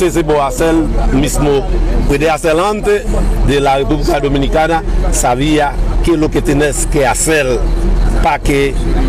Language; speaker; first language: Spanish; non-native, local second language; Haitian Creole